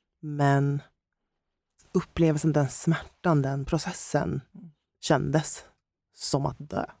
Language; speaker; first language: Swedish; native; Swedish